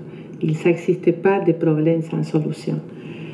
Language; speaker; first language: French; non-native, fluent; Spanish